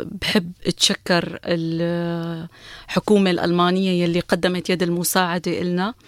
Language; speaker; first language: Arabic; non-native, local second language; Kurdish